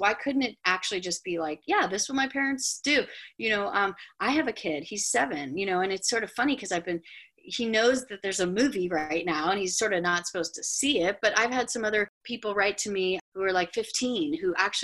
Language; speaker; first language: English; native; English